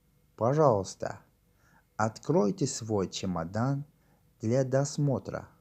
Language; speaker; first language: Russian; non-native, local second language; Tajik